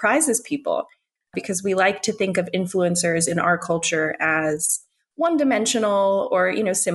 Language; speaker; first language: English; native; English